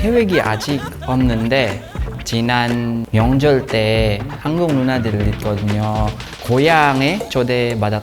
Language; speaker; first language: Korean; non-native, learner; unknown